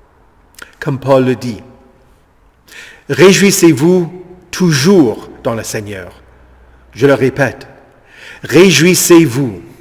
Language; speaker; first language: French; native; French